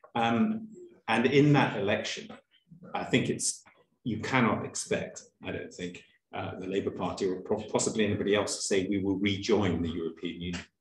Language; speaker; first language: English; native; English